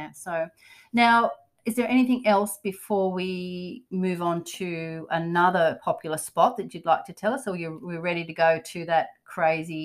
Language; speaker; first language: English; native; English